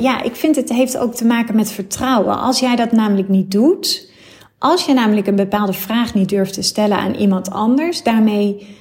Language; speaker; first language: Dutch; native; Dutch